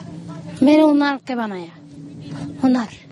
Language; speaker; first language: Hindi; non-native, learner; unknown